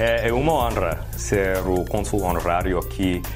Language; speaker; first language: Portuguese; early bilingual, heritage; English